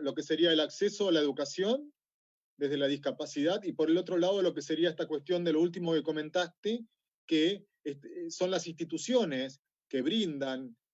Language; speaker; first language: Spanish; native; Spanish